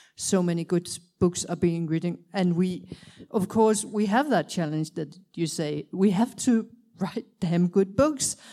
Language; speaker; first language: English; non-native, fluent; Danish